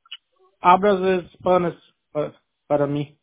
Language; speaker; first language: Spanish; non-native, learner; Portuguese